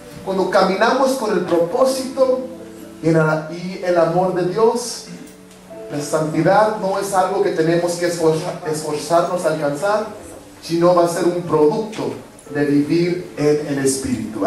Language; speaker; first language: Spanish; early bilingual, heritage; Spanish